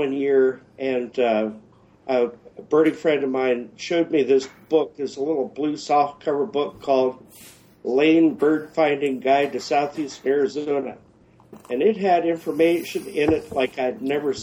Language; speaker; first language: English; native; English